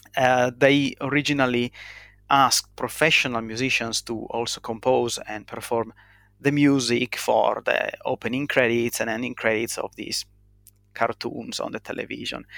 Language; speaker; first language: English; non-native, fluent; Italian